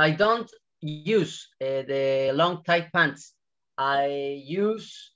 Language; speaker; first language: English; non-native, learner; Spanish